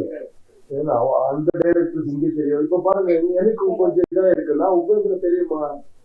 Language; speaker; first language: Tamil; non-native, learner; Kannada